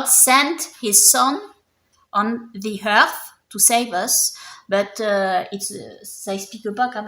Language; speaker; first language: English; non-native, learner; French